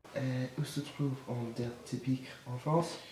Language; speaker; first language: French; non-native, learner; English